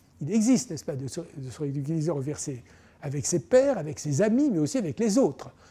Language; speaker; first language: French; native; French